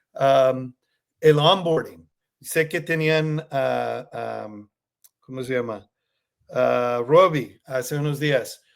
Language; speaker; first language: Spanish; early bilingual, heritage; Spanish